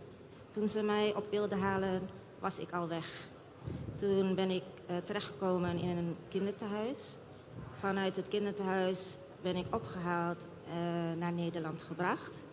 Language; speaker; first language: Dutch; early bilingual, other home language; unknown